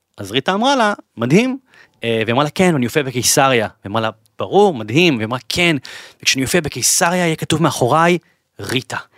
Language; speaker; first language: Hebrew; native; Hebrew